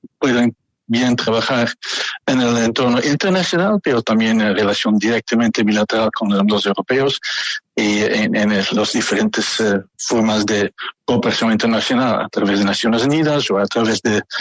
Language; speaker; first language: Spanish; non-native, fluent; Dutch